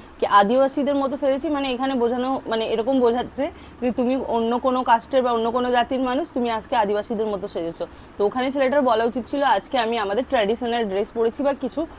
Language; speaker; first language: Bangla; non-native, local second language; Santali